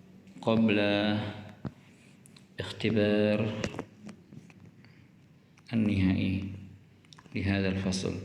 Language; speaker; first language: Arabic; non-native, fluent; Indonesian